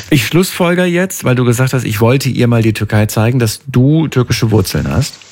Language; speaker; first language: German; native; German